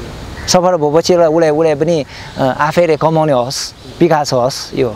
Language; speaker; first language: Nepali; non-native, learner; Chinese